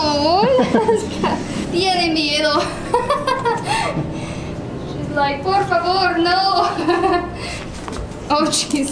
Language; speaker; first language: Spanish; non-native, learner; English